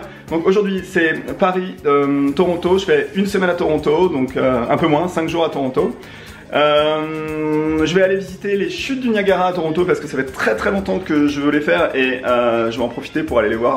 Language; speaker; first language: French; native; French